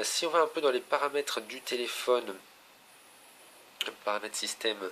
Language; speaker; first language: French; native; French